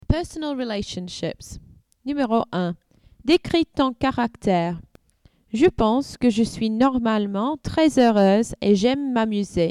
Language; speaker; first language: French; non-native, learner; English